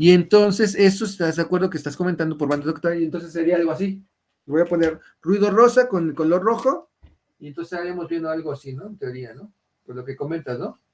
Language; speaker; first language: Spanish; native; Spanish